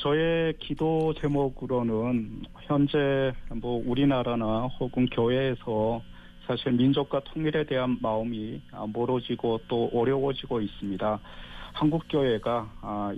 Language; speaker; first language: Korean; native; Korean